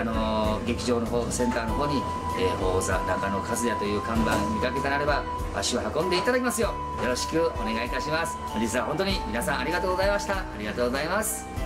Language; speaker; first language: Japanese; native; Japanese